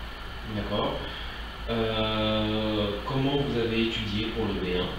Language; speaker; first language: French; native; French